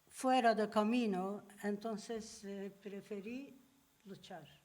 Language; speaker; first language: Spanish; non-native, learner; Turkish